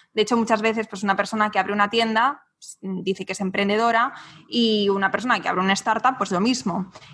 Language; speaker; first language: Spanish; native; Spanish